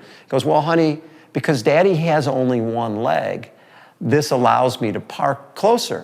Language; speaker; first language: English; native; English